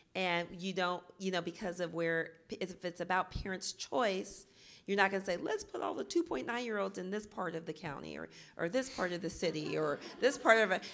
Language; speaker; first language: English; native; English